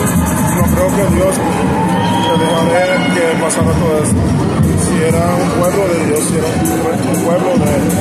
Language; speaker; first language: Spanish; early bilingual, heritage; Spanish